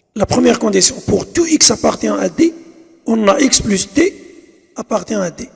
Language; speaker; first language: French; non-native, local second language; Arabic